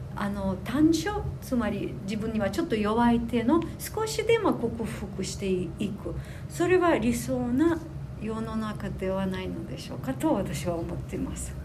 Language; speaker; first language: Japanese; non-native, fluent; Ukrainian